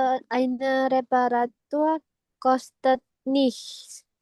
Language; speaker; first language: German; non-native, learner; Indonesian